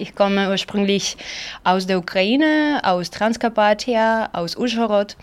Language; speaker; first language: German; non-native, learner; Ukrainian